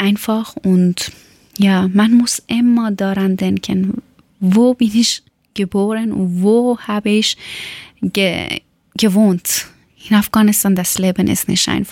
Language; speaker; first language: German; non-native, learner; Persian